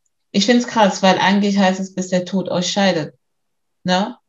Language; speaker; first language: German; early bilingual, other home language; Lingala